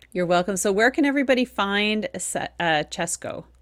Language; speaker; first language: English; native; English